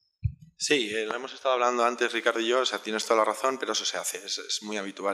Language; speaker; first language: Spanish; native; Spanish